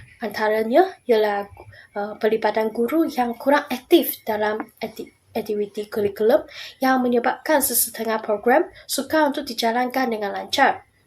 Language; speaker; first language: Malay; non-native, local second language; Chinese